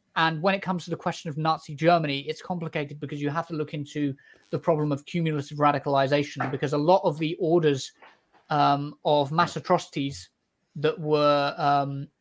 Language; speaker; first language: English; native; English